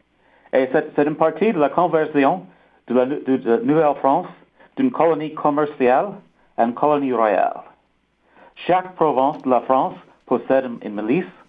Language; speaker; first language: French; non-native, fluent; English